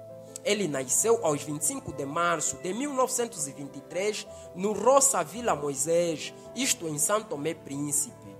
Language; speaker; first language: Portuguese; native; Portuguese